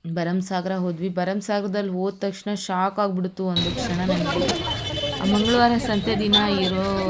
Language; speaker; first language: Kannada; non-native, local second language; Lambadi